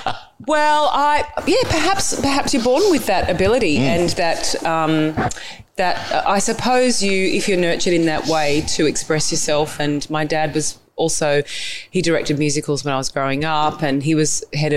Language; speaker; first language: English; native; English